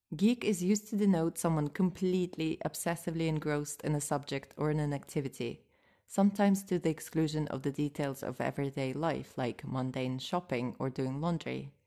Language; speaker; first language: English; non-native, fluent; Russian